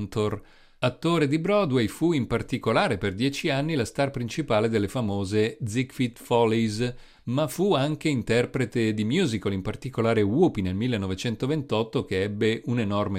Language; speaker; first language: Italian; native; Italian